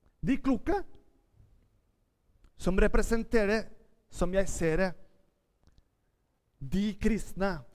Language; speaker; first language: Norwegian; non-native, fluent; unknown